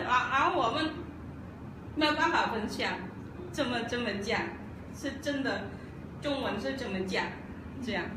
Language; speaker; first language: Chinese; non-native, learner; Javanese